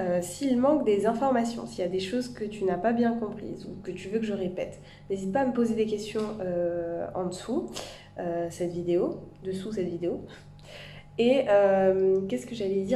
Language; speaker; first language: French; native; French